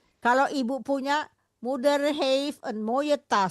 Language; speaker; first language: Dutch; non-native, fluent; Indonesian